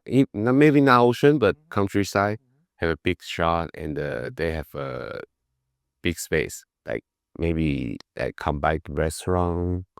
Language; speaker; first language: English; non-native, learner; Chinese